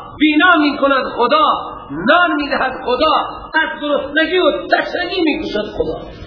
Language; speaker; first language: Persian; native; Persian